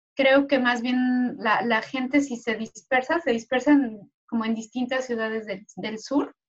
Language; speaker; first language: Spanish; native; Spanish